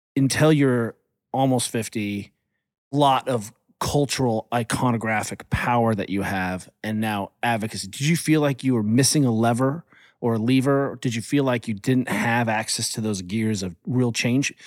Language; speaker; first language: English; early bilingual, other home language; German